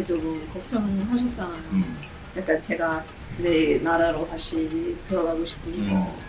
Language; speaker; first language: Korean; non-native, fluent; Swedish